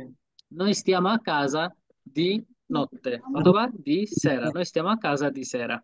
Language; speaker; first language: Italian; non-native, fluent; Bangla